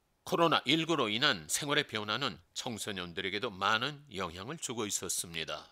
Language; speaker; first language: Korean; native; Korean